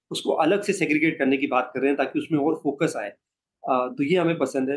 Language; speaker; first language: Hindi; native; Hindi